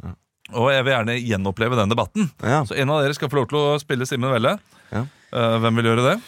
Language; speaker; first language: Norwegian; native; Norwegian